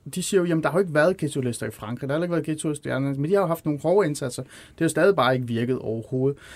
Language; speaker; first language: Danish; early bilingual, other home language; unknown